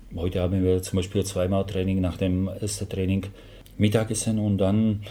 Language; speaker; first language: German; non-native, fluent; Slovak